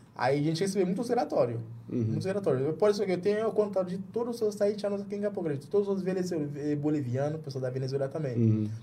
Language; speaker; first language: Portuguese; non-native, fluent; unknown